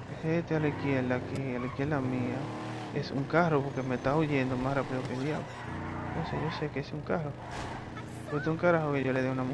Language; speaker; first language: Spanish; native; Spanish